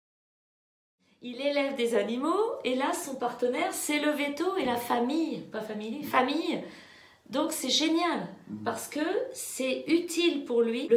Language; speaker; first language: French; native; French